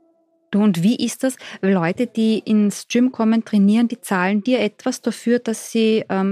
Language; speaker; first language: German; native; German